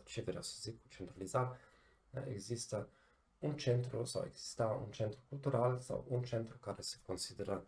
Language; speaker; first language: Romanian; non-native, fluent; German